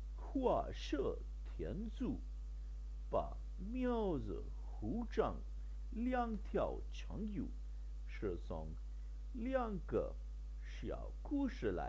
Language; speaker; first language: Chinese; non-native, learner; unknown